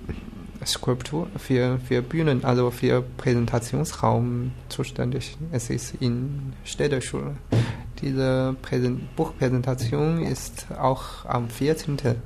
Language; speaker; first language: German; non-native, learner; Chinese